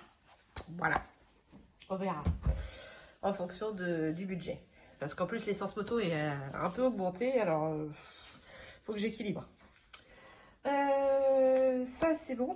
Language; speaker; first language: French; native; French